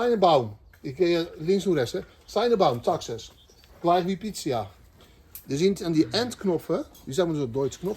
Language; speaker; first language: German; non-native, learner; Dutch